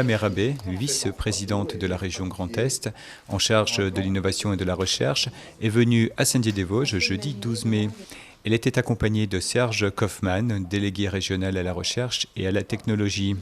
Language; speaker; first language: French; native; French